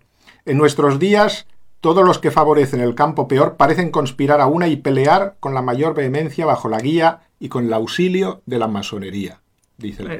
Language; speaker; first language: Spanish; native; Spanish